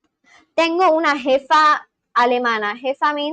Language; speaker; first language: Spanish; non-native, learner; Bangla